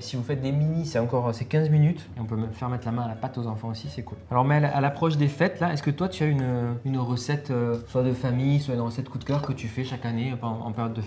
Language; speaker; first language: French; native; French